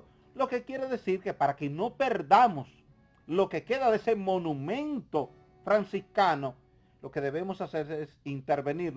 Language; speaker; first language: Spanish; native; Spanish